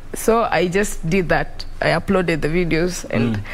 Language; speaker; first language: English; non-native, local second language; Luo (Kenya and Tanzania)